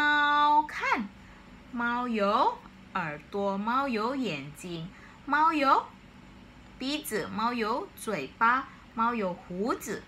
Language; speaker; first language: Chinese; non-native, fluent; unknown